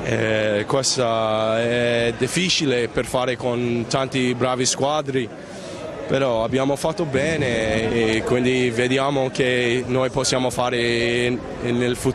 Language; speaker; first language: Italian; non-native, learner; Spanish